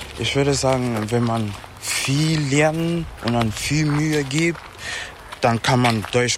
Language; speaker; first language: German; non-native, learner; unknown